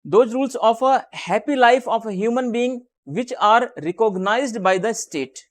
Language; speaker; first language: English; non-native, local second language; Hindi